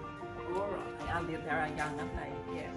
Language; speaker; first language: English; native; English